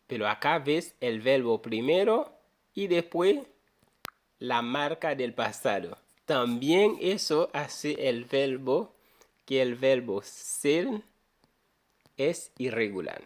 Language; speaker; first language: Spanish; non-native, fluent; Haitian Creole